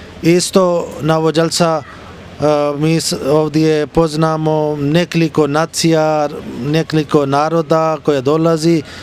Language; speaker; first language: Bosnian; non-native, learner; Urdu